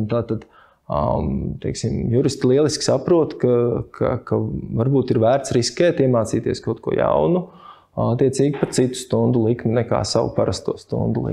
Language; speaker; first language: Latvian; native; Latvian